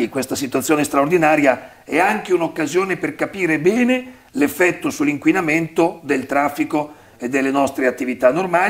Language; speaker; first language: Italian; native; Italian